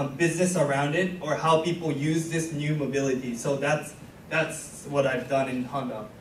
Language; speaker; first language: English; non-native, fluent; Japanese